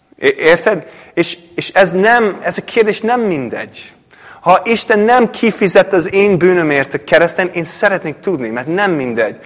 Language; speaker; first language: Hungarian; non-native, fluent; English